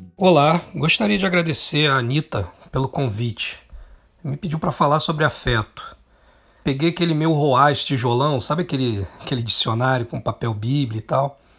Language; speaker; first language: Portuguese; native; Portuguese